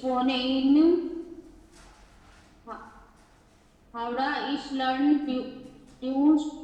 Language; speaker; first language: German; non-native, learner; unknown